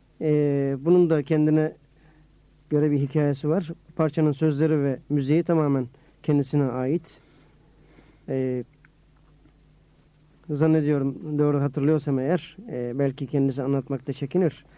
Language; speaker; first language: Turkish; native; Turkish